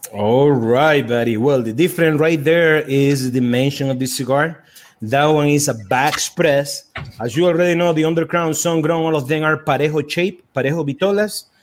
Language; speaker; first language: English; non-native, fluent; Spanish